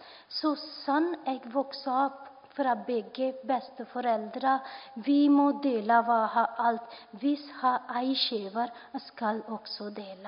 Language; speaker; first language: Norwegian; non-native, fluent; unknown